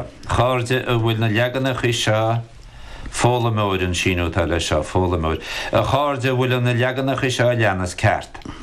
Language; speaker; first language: Irish; native; Irish